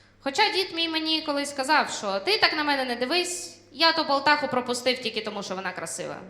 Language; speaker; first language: Ukrainian; non-native, local second language; Russian